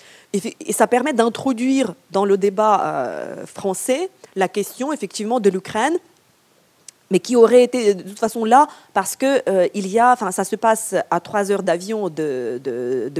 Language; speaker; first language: French; non-native, fluent; Ukrainian